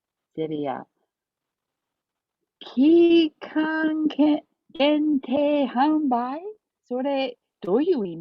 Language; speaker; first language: Japanese; non-native, fluent; English